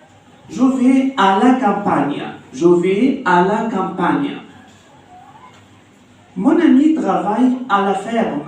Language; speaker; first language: French; non-native, fluent; Arabic